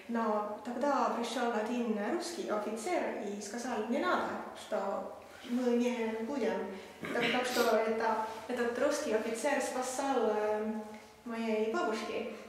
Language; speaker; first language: Russian; non-native, learner; Estonian